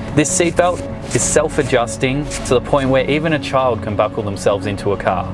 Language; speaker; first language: English; native; English